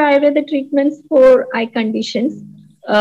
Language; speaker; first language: English; non-native, local second language; Malayalam